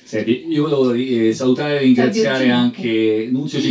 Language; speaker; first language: Italian; native; Italian